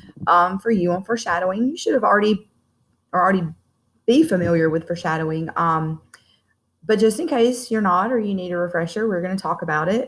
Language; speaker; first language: English; native; English